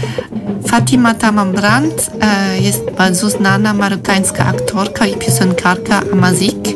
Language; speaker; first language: Polish; non-native, fluent; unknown